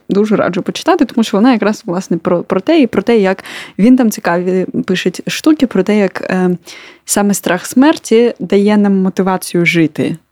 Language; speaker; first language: Ukrainian; native; Ukrainian